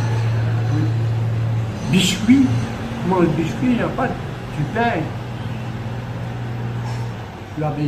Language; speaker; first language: French; non-native, local second language; Morisyen